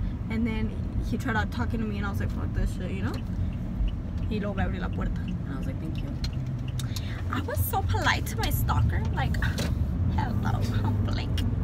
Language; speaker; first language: English; early bilingual, other home language; Spanish